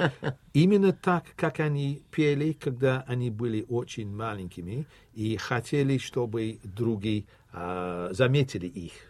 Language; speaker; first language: Russian; non-native, fluent; English